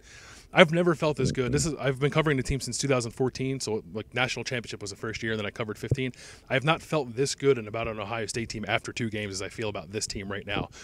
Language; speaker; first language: English; native; English